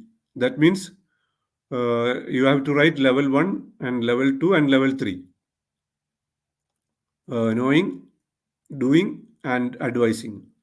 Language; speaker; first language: English; non-native, local second language; Malayalam